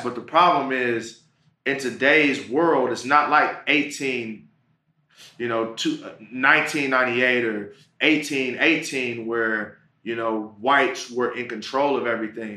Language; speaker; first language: English; native; English